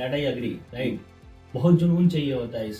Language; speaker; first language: Hindi; native; Hindi